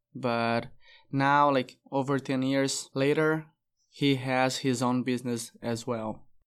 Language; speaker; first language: English; non-native, fluent; Portuguese